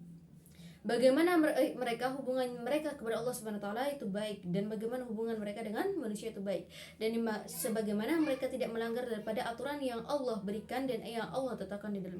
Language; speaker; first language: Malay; non-native, local second language; Madurese